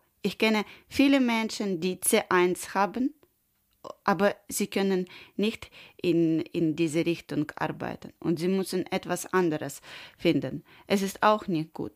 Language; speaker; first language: German; non-native, learner; Ukrainian